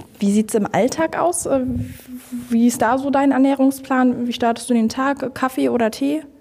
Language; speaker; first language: German; native; German